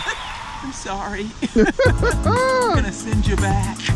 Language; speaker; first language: English; native; English